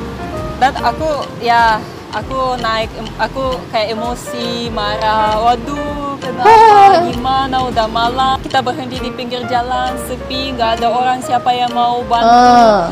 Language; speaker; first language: Indonesian; non-native, fluent; Russian